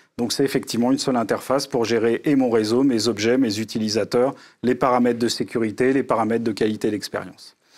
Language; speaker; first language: French; native; French